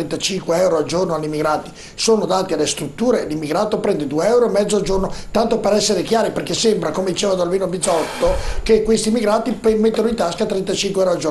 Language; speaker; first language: Italian; native; Italian